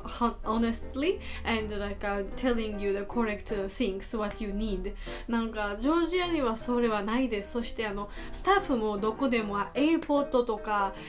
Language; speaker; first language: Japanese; non-native, learner; Georgian